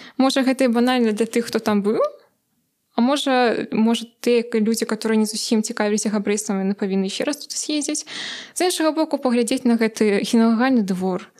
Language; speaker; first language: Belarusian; native; Belarusian